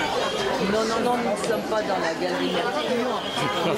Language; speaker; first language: French; native; French